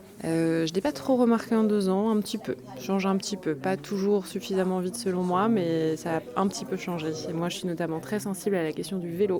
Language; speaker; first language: French; native; French